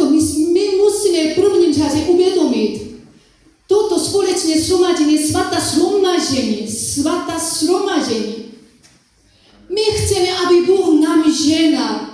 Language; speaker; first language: Czech; non-native, fluent; Korean